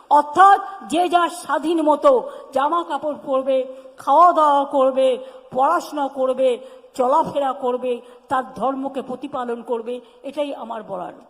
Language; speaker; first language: Bangla; native; Bangla